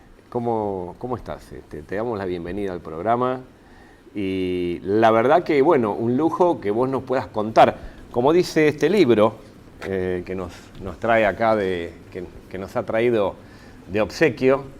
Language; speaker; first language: Spanish; native; Spanish